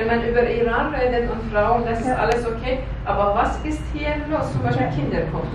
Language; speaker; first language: German; non-native, learner; Persian